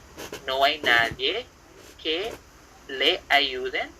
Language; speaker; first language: Spanish; non-native, fluent; Filipino